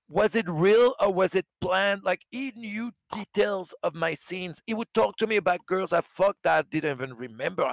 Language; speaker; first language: English; non-native, fluent; French